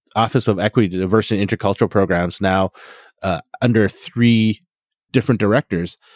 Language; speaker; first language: English; native; English